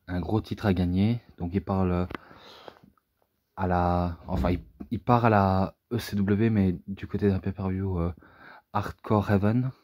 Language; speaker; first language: French; native; French